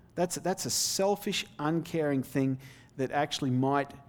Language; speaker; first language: English; native; English